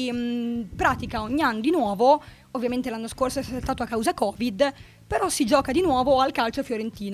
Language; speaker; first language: Italian; native; Italian